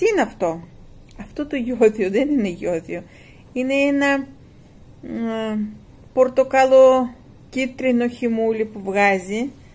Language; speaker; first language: Greek; non-native, fluent; Russian